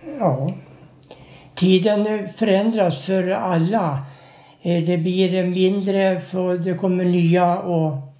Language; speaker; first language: Swedish; native; Swedish